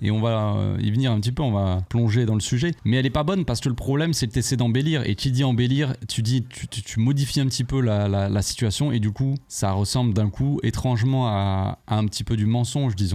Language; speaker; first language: French; native; French